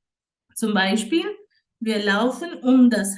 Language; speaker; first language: German; non-native, fluent; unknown